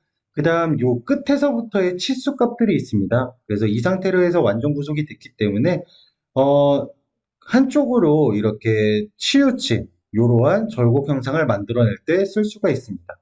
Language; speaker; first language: Korean; native; Korean